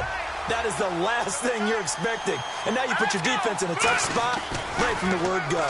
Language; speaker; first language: English; native; English